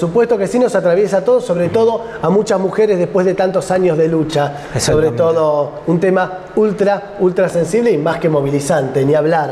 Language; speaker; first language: Spanish; native; Spanish